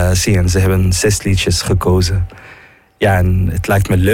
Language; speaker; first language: Dutch; non-native, fluent; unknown